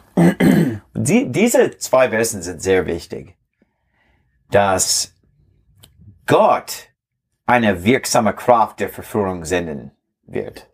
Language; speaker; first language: German; non-native, learner; English